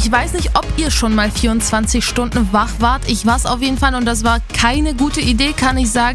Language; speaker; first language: German; native; German